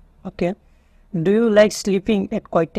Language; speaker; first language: English; non-native, learner; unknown